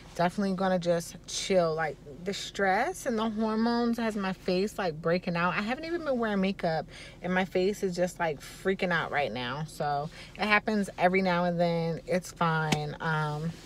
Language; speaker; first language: English; native; English